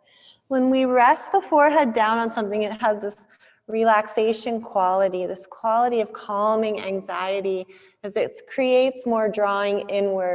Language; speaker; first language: English; native; English